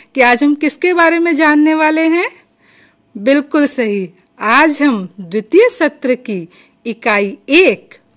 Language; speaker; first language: Hindi; non-native, local second language; Gujarati